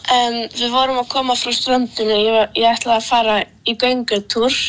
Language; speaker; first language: Icelandic; early bilingual, other home language; Polish